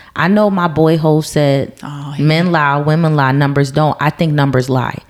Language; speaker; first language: English; native; English